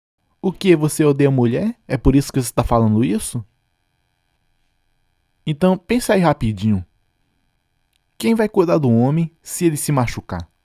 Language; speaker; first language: Portuguese; non-native, fluent; English